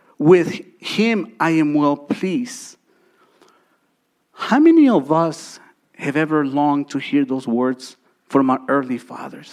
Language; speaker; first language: English; early bilingual, other home language; Spanish